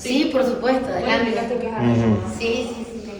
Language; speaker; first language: Spanish; native; Spanish